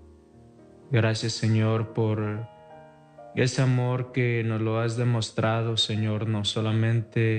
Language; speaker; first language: Spanish; native; Spanish